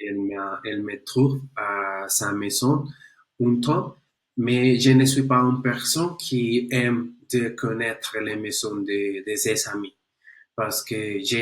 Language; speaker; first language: French; non-native, learner; Spanish